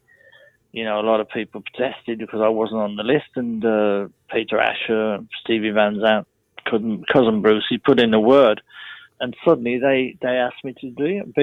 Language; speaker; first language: English; native; English